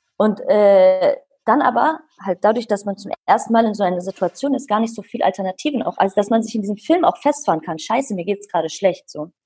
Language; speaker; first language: German; early bilingual, other home language; Kurdish